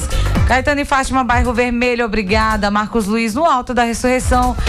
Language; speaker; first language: Portuguese; native; Portuguese